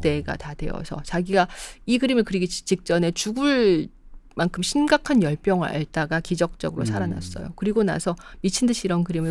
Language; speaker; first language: Korean; native; Korean